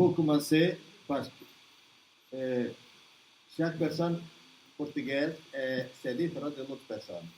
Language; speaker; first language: French; non-native, learner; Portuguese